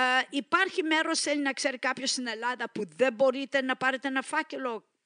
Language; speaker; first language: Greek; early bilingual, heritage; Greek